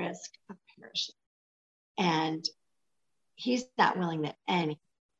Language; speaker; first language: English; native; English